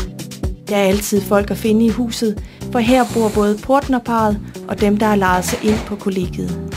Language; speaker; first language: Danish; native; Danish